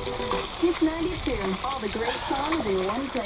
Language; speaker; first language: English; native; English